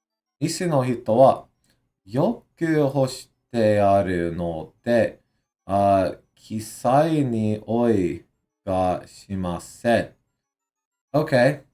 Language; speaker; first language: Japanese; non-native, learner; English